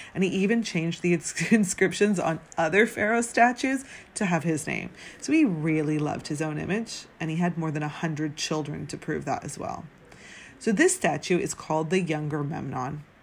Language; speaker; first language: English; native; English